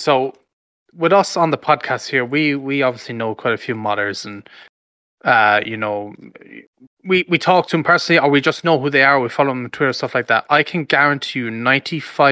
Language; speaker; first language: English; native; English